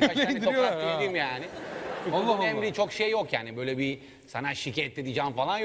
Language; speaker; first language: Turkish; non-native, fluent; Italian